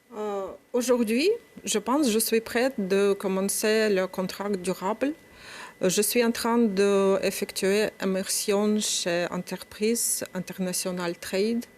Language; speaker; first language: French; non-native, learner; Ukrainian